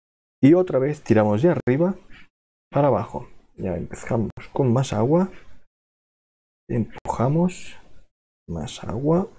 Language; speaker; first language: Spanish; non-native, local second language; Catalan